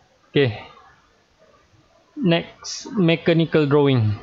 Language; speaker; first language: English; non-native, local second language; Malay